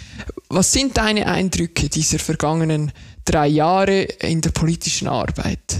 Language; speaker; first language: German; native; German